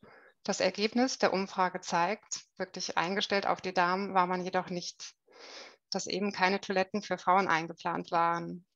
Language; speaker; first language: German; native; German